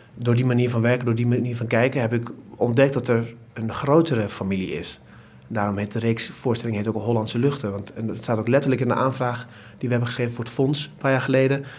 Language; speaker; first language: Dutch; early bilingual, other home language; Turkish